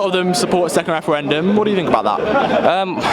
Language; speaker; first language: English; native; English